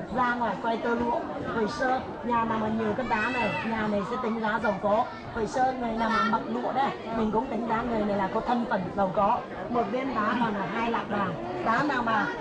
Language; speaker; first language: Vietnamese; non-native, fluent; Chinese